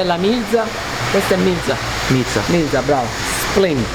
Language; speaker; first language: Italian; native; Italian